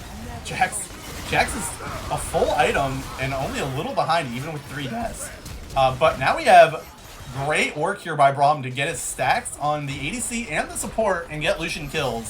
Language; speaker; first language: English; native; English